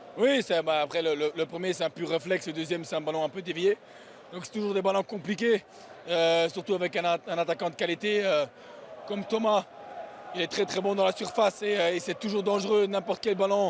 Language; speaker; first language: French; native; French